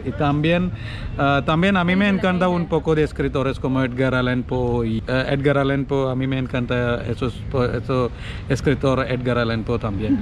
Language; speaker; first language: Spanish; non-native, learner; Malayalam